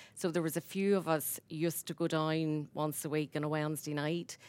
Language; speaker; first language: English; native; English